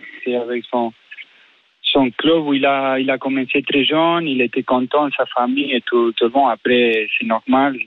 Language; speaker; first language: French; non-native, fluent; Spanish